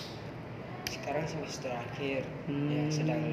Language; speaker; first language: Indonesian; non-native, learner; Malay